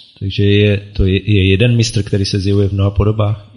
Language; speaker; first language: Czech; native; Czech